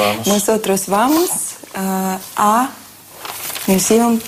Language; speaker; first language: Spanish; non-native, learner; Russian